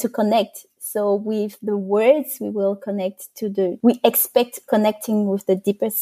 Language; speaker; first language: English; non-native, fluent; French